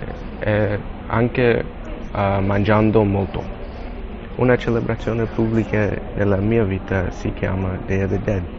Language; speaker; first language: Italian; non-native, learner; English